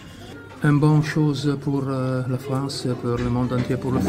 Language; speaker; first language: French; non-native, learner; Italian